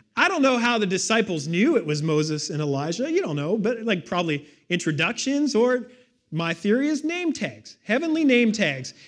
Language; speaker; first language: English; native; English